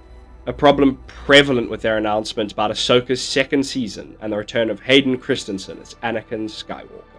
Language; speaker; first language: English; native; English